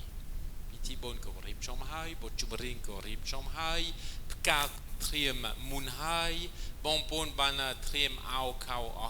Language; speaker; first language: Khmer; non-native, fluent; French